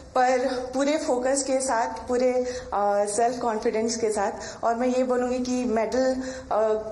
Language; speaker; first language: Hindi; native; Hindi